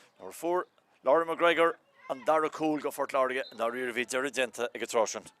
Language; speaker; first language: Irish; native; Irish